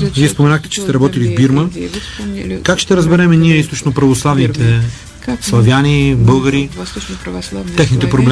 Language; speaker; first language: Bulgarian; native; Bulgarian